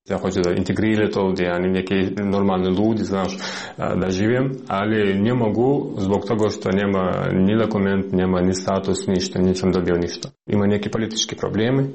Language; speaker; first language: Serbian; non-native, learner; Russian